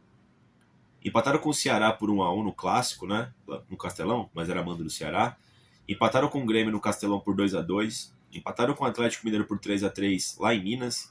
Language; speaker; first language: Portuguese; native; Portuguese